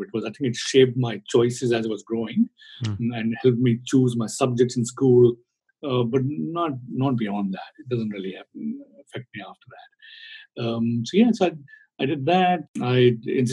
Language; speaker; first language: English; non-native, local second language; Hindi